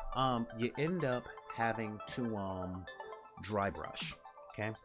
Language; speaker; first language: English; native; English